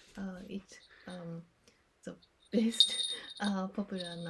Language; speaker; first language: English; non-native, learner; Japanese